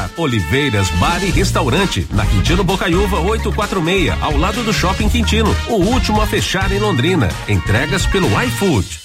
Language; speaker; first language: Portuguese; native; Portuguese